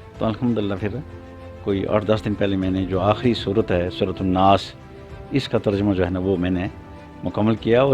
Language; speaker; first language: Urdu; non-native, local second language; Pahari-Potwari